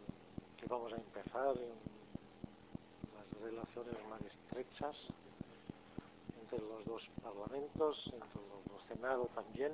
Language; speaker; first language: Spanish; non-native, fluent; Portuguese